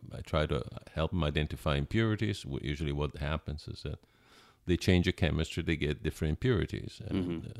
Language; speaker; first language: English; non-native, fluent; Italian